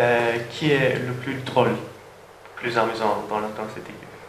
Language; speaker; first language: French; non-native, learner; Turkish